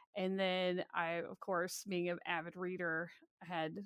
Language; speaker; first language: English; native; English